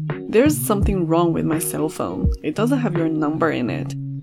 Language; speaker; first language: English; non-native, fluent; Chinese